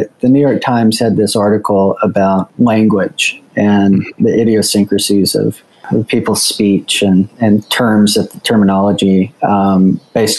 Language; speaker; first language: English; native; English